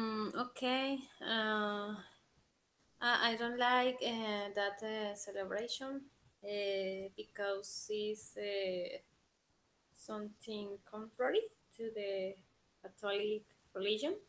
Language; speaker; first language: English; non-native, learner; Spanish